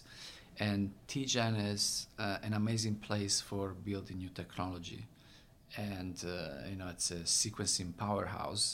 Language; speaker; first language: English; non-native, fluent; Italian